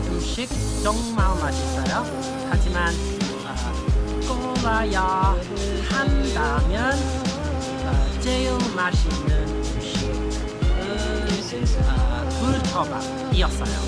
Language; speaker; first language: Korean; non-native, learner; English